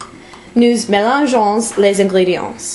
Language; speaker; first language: French; non-native, learner; English